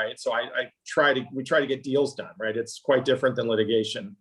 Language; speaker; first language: English; native; English